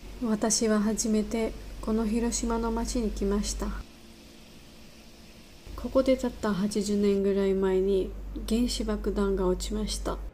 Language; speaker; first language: Japanese; non-native, learner; Georgian